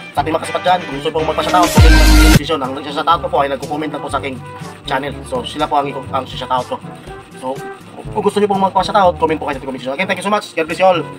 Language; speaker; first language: Filipino; non-native, local second language; Cebuano